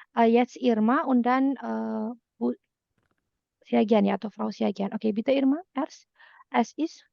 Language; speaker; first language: German; non-native, fluent; Indonesian